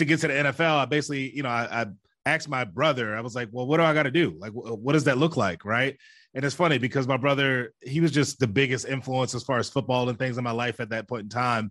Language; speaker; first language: English; native; English